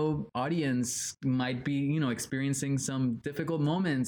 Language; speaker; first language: English; non-native, fluent; Spanish